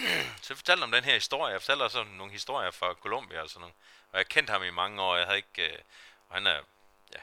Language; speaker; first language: Danish; native; Danish